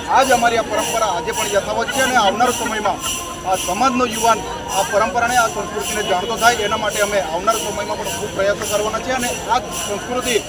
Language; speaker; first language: Gujarati; non-native, local second language; Bhili